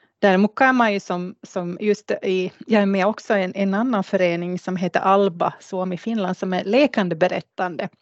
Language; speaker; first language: Swedish; native; Swedish